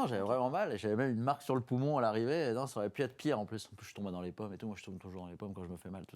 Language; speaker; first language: French; native; French